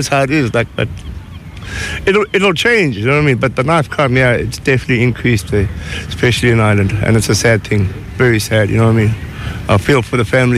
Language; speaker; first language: English; native; English